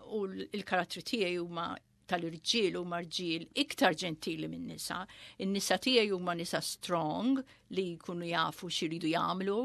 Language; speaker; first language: Maltese; early bilingual, heritage; Maltese